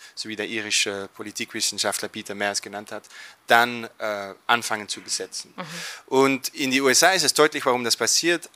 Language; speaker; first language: German; non-native, fluent; Dutch